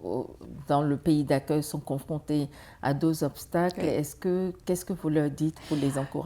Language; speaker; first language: French; native; French